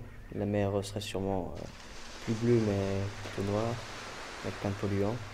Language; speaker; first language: French; native; French